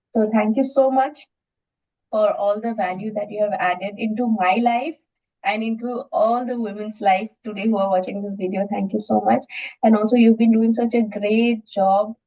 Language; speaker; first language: English; non-native, local second language; Assamese